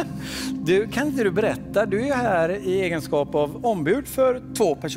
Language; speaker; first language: Swedish; native; Swedish